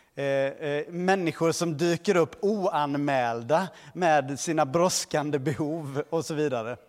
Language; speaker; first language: Swedish; early bilingual, other home language; Portuguese